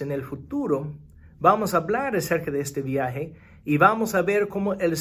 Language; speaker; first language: Spanish; non-native, fluent; English